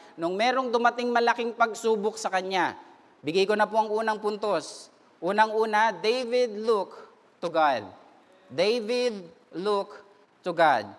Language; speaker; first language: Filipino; native; Filipino